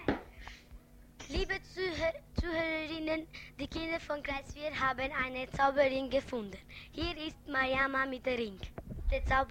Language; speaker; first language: German; early bilingual, other home language; Albanian